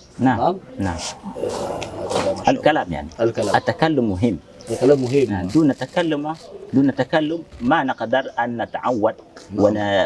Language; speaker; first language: Arabic; non-native, fluent; Indonesian